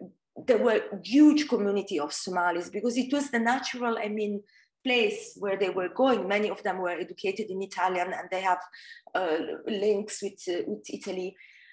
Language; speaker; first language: English; non-native, fluent; Italian